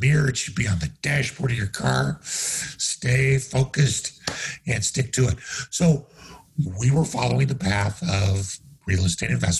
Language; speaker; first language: English; native; English